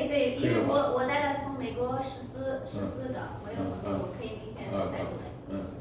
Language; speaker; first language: Chinese; non-native, local second language; Uyghur